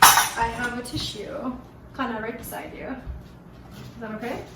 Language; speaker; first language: English; native; English